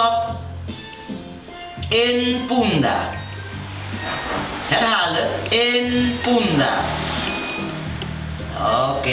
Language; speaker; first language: Dutch; non-native, local second language; Papiamento